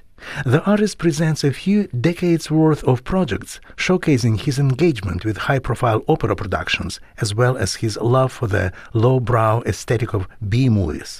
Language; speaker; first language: English; non-native, fluent; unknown